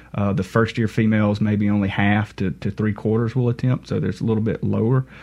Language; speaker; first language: English; native; English